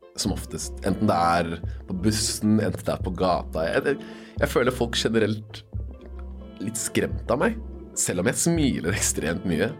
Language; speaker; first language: Norwegian; native; Norwegian